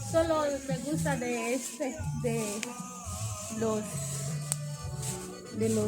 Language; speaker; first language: Spanish; non-native, learner; Haitian Creole